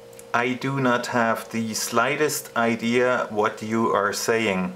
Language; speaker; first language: English; non-native, fluent; German